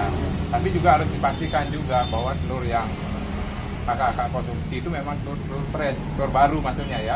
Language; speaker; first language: Indonesian; native; Indonesian